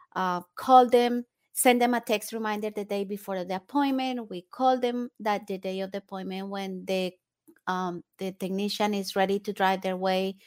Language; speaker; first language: English; non-native, fluent; Spanish